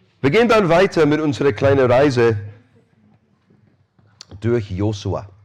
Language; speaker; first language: German; non-native, fluent; English